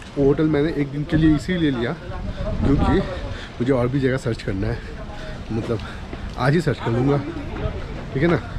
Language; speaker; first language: Hindi; non-native, local second language; Bangla